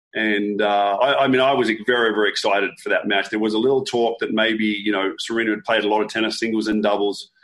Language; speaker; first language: English; native; English